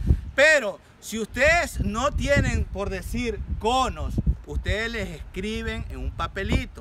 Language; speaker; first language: Spanish; native; Spanish